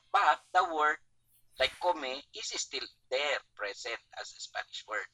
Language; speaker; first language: English; non-native, local second language; Chavacano